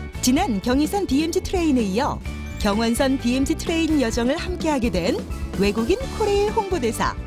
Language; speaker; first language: Korean; native; Korean